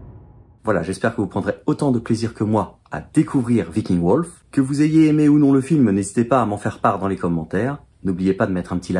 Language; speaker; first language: French; native; French